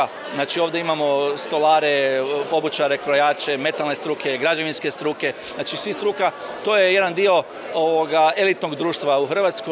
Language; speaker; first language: Croatian; native; Croatian